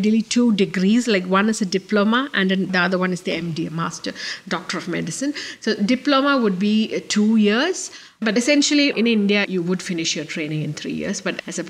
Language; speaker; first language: English; non-native, local second language; Malayalam